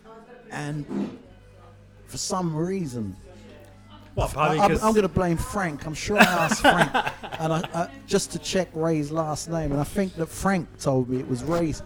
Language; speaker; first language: English; native; English